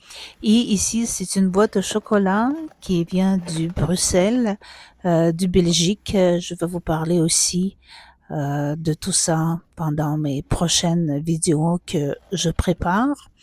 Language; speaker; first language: French; non-native, fluent; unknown